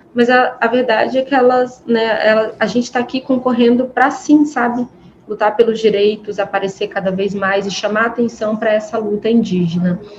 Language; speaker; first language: Portuguese; native; Portuguese